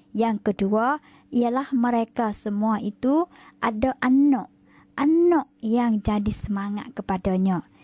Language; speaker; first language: Malay; native; Malay